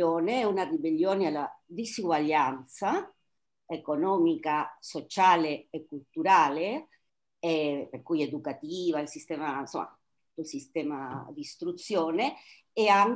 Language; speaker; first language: Italian; non-native, fluent; Spanish